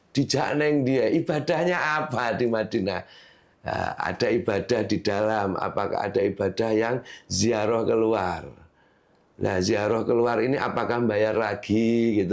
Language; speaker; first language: Indonesian; non-native, local second language; Javanese